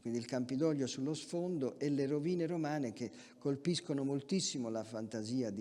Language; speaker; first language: Italian; native; Italian